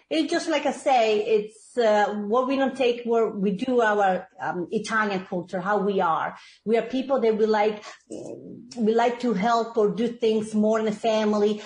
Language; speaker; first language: English; non-native, fluent; Italian